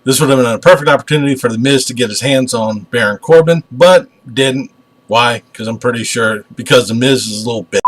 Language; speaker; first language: English; native; English